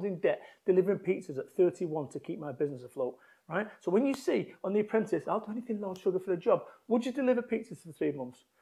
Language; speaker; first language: English; native; English